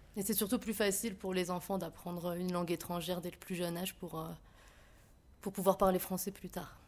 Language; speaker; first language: French; native; French